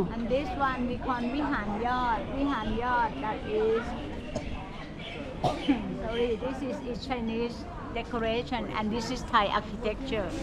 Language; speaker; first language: English; non-native, fluent; Thai